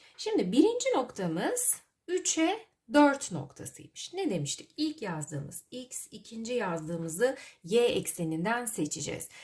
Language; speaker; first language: Turkish; native; Turkish